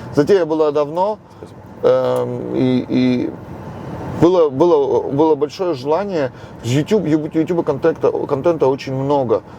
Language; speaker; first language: Russian; non-native, local second language; Georgian